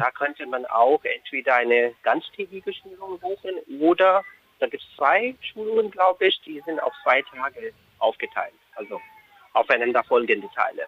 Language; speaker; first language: German; non-native, fluent; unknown